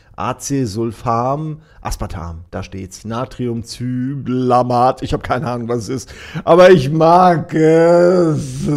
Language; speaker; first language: German; native; German